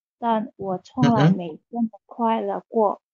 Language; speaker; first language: Chinese; non-native, learner; Indonesian